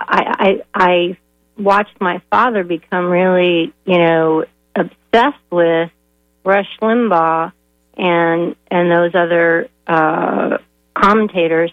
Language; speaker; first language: English; native; English